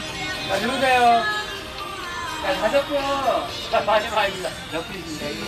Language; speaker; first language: Korean; native; Korean